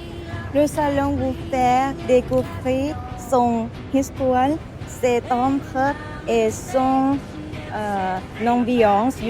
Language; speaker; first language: French; non-native, learner; Thai